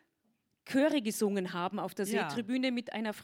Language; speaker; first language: German; native; German